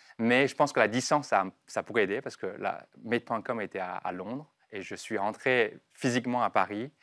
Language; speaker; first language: French; non-native, fluent; Chinese